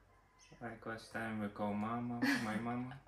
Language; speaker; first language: English; non-native, learner; Russian